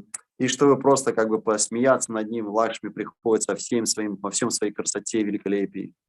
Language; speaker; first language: Russian; native; Russian